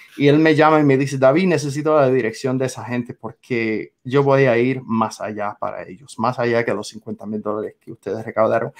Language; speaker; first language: Spanish; non-native, fluent; English